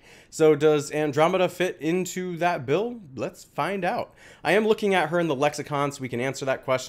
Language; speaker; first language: English; native; English